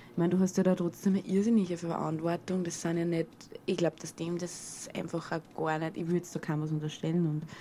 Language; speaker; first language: German; native; German